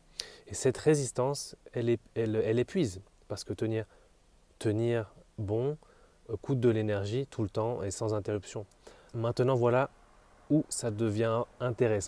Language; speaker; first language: French; native; French